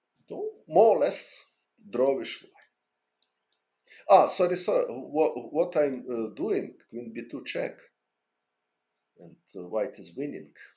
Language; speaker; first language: English; non-native, fluent; Ukrainian